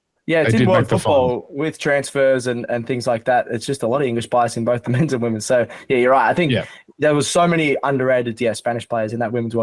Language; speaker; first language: English; native; English